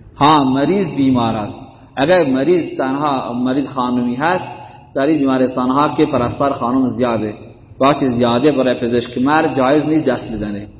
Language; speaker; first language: Persian; native; Persian